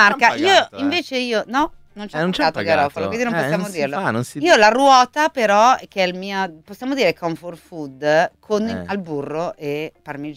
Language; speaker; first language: Italian; native; Italian